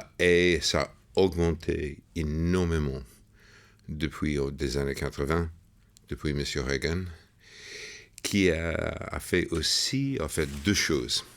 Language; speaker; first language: French; non-native, fluent; English